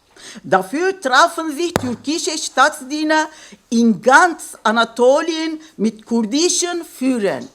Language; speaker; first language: German; non-native, fluent; Kurdish